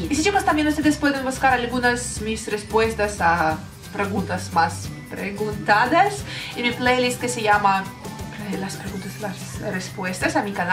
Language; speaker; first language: Spanish; non-native, learner; Russian